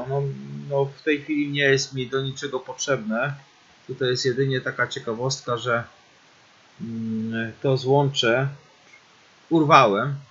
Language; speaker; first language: Polish; native; Polish